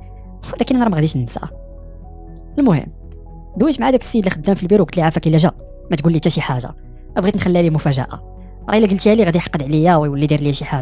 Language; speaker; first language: Arabic; native; Arabic